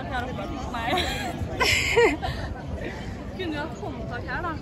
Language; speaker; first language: Norwegian; native; Norwegian